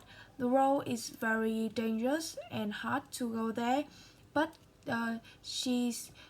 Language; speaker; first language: English; non-native, learner; Vietnamese